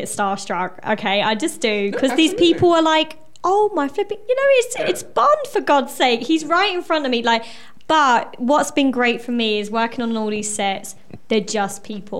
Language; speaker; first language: English; native; English